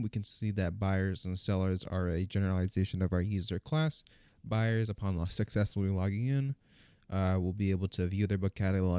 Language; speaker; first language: English; native; English